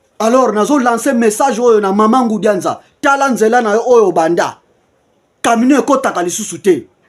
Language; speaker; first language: Lingala; non-native, local second language; Kongo